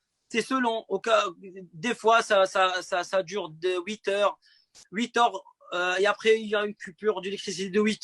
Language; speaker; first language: French; non-native, fluent; Arabic